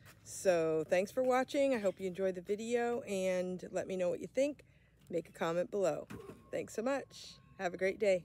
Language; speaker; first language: English; native; English